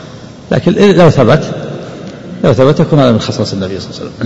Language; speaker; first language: Arabic; native; Arabic